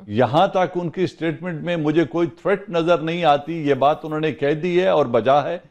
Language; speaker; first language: Urdu; non-native, local second language; Punjabi